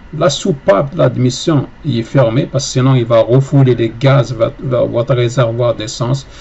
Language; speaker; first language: French; native; French